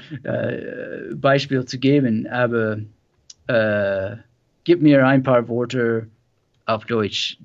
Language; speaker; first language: German; non-native, learner; English